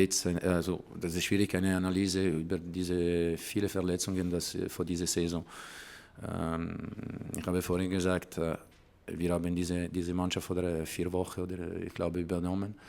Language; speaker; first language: German; non-native, fluent; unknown